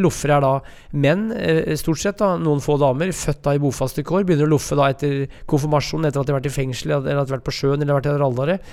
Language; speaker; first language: Norwegian; native; Norwegian